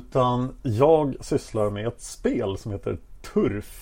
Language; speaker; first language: Swedish; native; Swedish